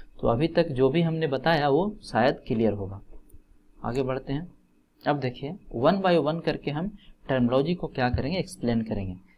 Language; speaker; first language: Hindi; native; Hindi